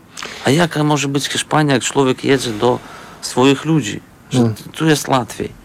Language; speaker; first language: Polish; non-native, fluent; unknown